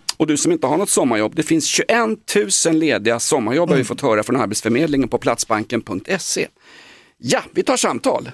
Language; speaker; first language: Swedish; native; Swedish